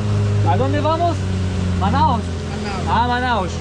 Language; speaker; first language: Spanish; non-native, learner; French